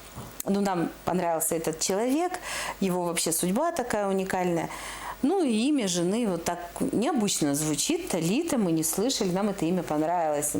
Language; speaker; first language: Russian; native; Russian